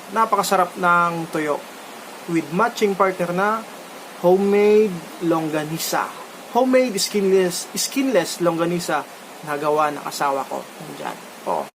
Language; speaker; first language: Filipino; non-native, local second language; Bikol